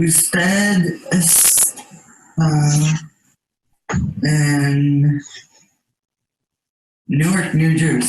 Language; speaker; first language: Spanish; non-native, learner; English